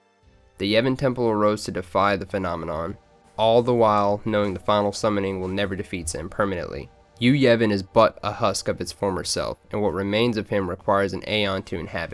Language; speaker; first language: English; native; English